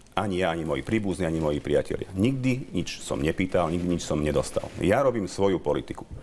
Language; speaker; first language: Slovak; native; Slovak